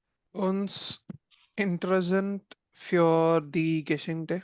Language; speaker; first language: German; non-native, learner; Malayalam